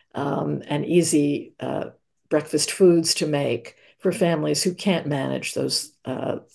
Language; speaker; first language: English; native; English